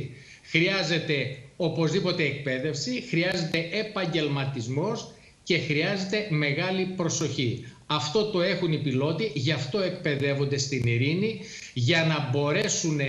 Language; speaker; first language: Greek; native; Greek